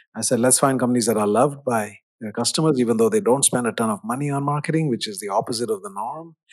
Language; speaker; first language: English; non-native, local second language; Hindi